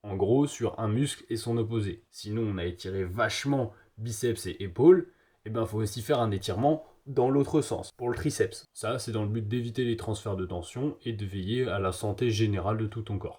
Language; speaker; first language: French; native; French